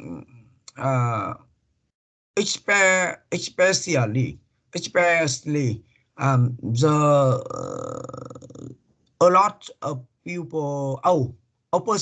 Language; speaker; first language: English; non-native, learner; Vietnamese